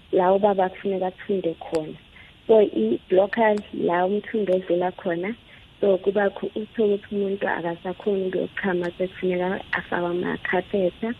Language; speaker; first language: Zulu; non-native, local second language; South Ndebele